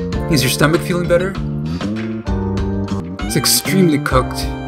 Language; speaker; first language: English; native; English